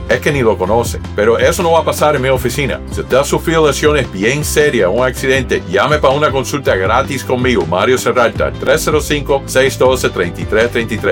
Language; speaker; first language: Spanish; native; Spanish